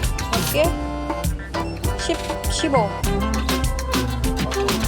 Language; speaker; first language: Korean; non-native, learner; Filipino